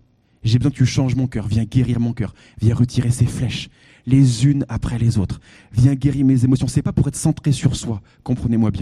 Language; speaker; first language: French; native; French